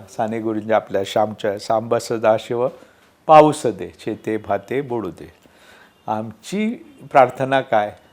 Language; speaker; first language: Marathi; non-native, local second language; Konkani